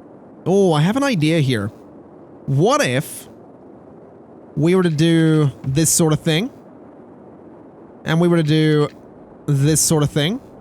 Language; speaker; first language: English; native; English